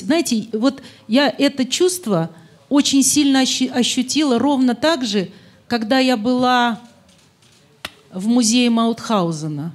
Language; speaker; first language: Russian; native; Russian